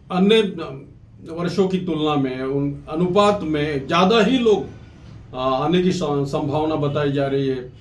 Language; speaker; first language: Hindi; non-native, local second language; Marathi